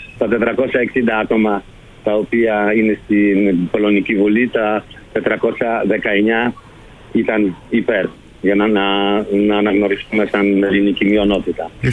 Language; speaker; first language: Greek; early bilingual, heritage; Greek